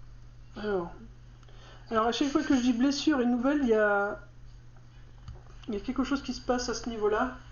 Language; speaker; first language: French; native; French